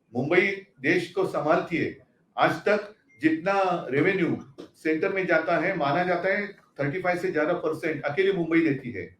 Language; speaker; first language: Hindi; non-native, local second language; Marathi